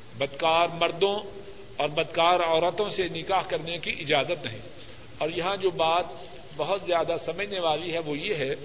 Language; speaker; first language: Urdu; non-native, local second language; Punjabi